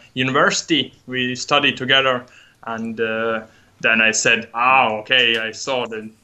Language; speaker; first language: English; non-native, learner; Latvian